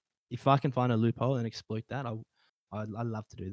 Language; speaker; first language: English; native; English